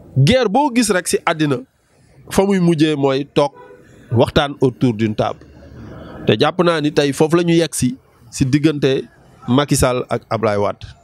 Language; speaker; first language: Wolof; native; Wolof